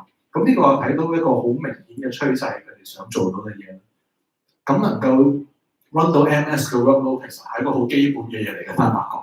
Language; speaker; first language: Chinese; native; Chinese